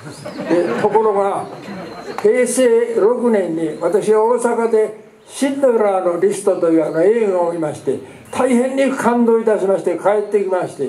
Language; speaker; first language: Japanese; native; Japanese